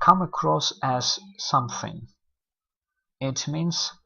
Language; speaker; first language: English; non-native, fluent; Russian